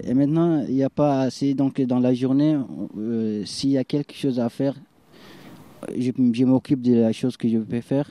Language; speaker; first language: French; non-native, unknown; Arabic